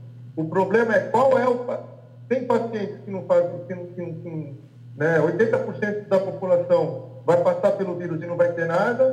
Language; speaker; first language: Portuguese; native; Portuguese